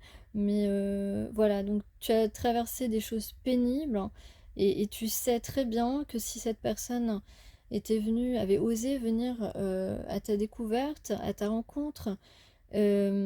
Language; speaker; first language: French; native; French